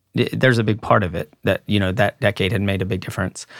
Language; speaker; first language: English; native; English